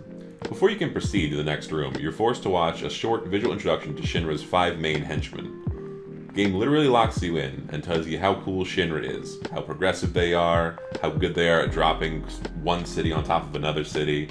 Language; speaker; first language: English; native; English